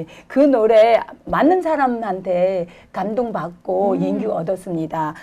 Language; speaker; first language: Korean; non-native, fluent; Chinese